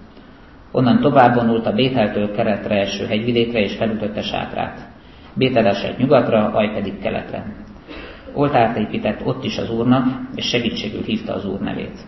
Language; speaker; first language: Hungarian; native; Hungarian